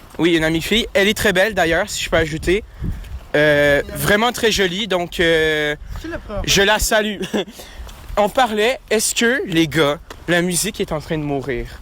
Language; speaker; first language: French; native; French